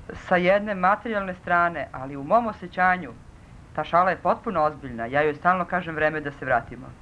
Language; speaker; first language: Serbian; early bilingual, other home language; Russian